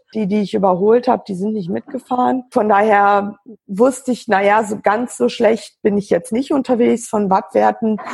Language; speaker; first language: German; native; German